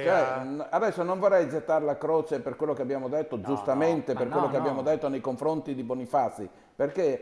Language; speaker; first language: Italian; native; Italian